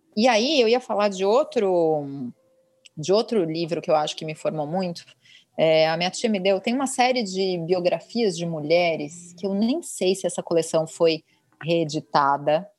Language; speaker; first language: Portuguese; native; Portuguese